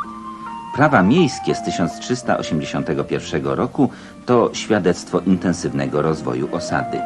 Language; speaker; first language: Polish; native; Polish